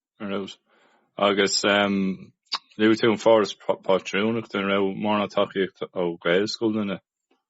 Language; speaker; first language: Irish; non-native, local second language; English